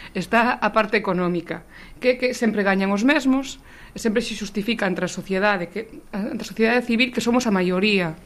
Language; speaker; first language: Galician; native; Galician